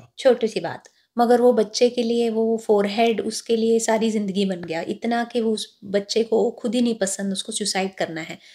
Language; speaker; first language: Hindi; native; Hindi